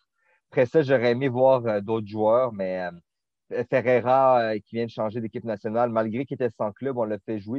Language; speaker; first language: French; native; French